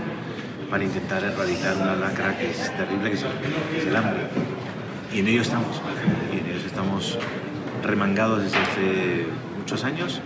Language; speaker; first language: Spanish; native; Spanish